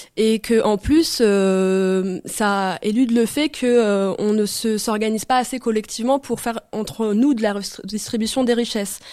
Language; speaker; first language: French; early bilingual, other home language; Arabic